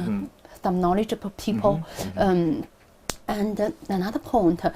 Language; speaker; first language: English; non-native, learner; Chinese